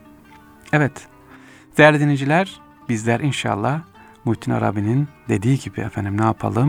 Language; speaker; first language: Turkish; native; Turkish